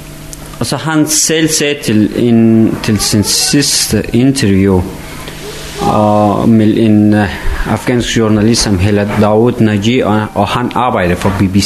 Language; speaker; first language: Danish; non-native, fluent; Persian